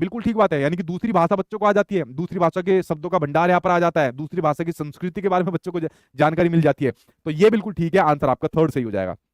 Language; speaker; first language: Hindi; native; Hindi